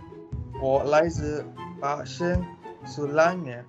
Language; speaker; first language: Chinese; non-native, learner; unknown